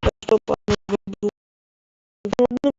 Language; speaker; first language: Russian; native; Russian